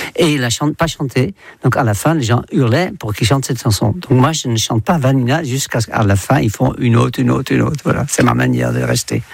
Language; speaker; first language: French; non-native, fluent; Dutch